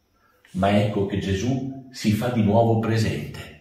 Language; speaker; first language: Italian; native; Italian